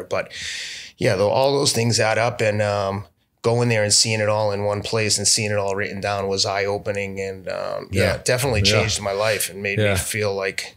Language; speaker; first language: English; native; English